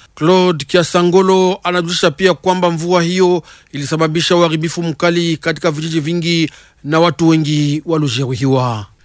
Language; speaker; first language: Swahili; native; Swahili